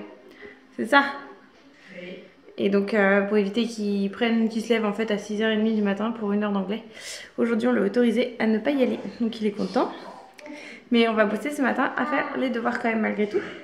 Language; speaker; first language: French; native; French